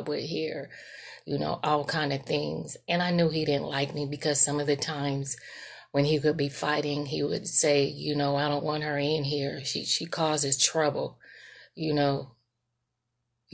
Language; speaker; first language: English; native; English